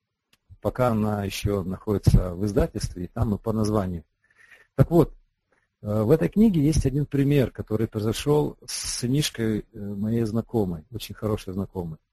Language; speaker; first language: Russian; native; Russian